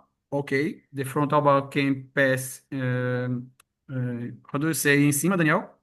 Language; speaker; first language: English; non-native, fluent; Portuguese